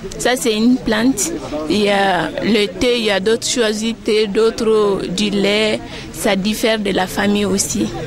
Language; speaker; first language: French; non-native, local second language; Bambara